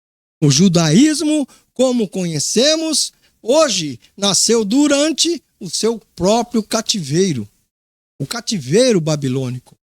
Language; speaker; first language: Portuguese; native; Portuguese